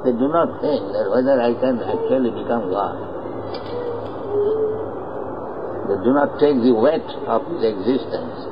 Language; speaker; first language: English; non-native, local second language; Bangla